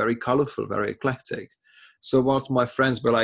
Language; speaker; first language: English; non-native, fluent; Czech